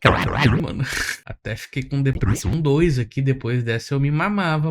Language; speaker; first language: Portuguese; native; Portuguese